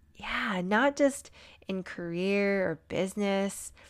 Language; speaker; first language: English; native; English